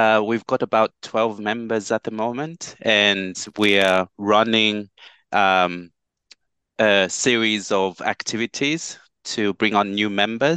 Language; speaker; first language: English; non-native, local second language; Bemba